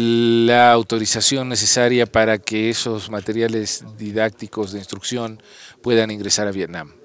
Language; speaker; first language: Spanish; non-native, fluent; English